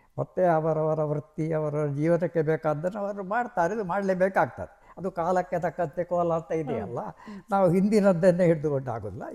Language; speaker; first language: Kannada; non-native, local second language; Marathi